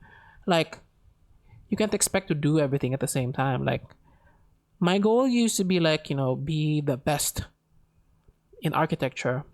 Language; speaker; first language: English; non-native, local second language; Filipino